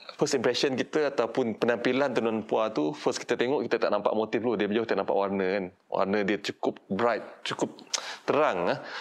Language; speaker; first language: Malay; non-native, local second language; Iban